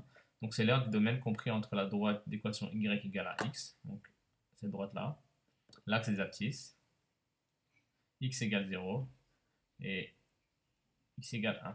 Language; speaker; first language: French; native; French